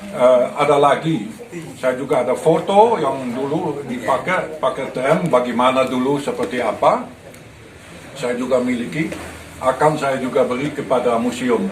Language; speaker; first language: Indonesian; non-native, fluent; Dutch